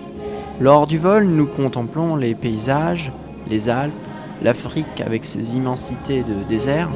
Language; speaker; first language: French; native; French